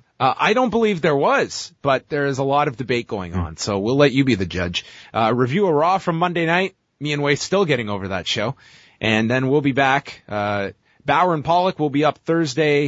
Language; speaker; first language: English; native; English